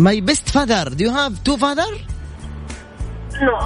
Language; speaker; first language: English; non-native, learner; Arabic